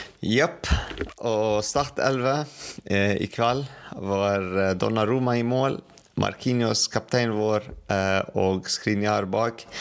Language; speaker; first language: Norwegian; non-native, fluent; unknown